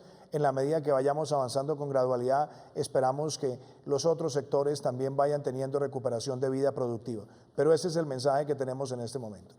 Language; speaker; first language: Spanish; native; Spanish